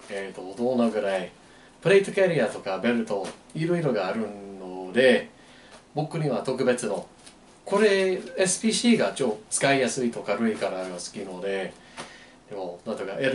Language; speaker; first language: Japanese; non-native, learner; English